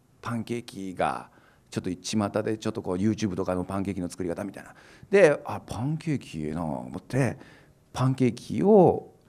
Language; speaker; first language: Japanese; native; Japanese